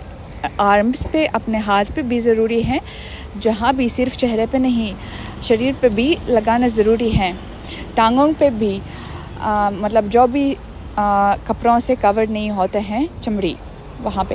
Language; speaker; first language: Hindi; non-native, fluent; Russian